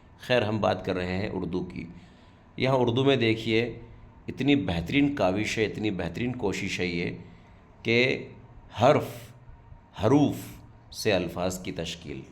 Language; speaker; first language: Urdu; native; Urdu